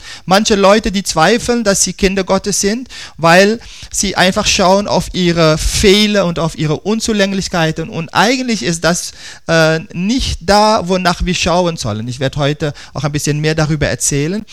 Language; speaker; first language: German; non-native, fluent; Dutch